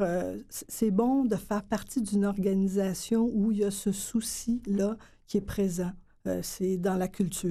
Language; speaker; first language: French; native; French